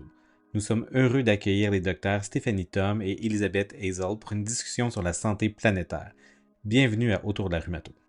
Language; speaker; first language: French; native; French